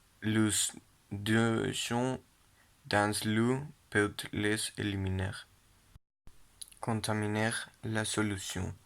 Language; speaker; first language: French; non-native, learner; Spanish